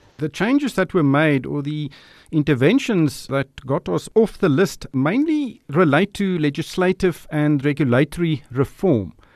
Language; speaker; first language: English; non-native, local second language; Afrikaans